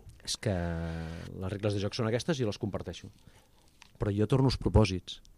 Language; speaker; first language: Catalan; native; Catalan